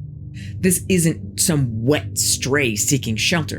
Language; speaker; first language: English; native; English